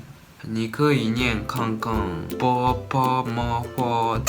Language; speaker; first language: Chinese; non-native, fluent; Japanese